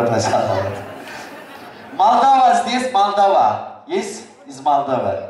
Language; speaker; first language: Russian; non-native, learner; Turkish